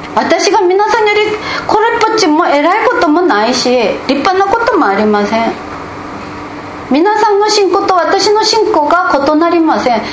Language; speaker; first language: Japanese; non-native, fluent; Korean